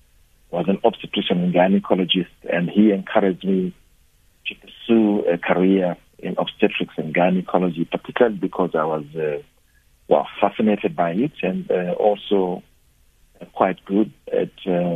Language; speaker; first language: English; non-native, local second language; Shona